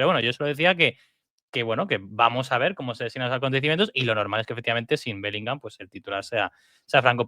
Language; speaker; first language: Spanish; native; Spanish